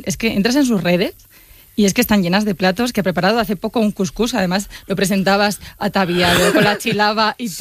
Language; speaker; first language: Spanish; native; Spanish